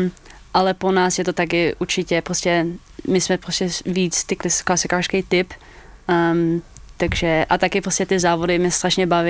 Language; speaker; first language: Czech; early bilingual, heritage; Dutch